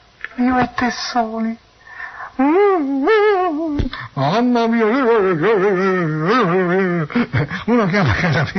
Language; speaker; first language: Italian; native; Italian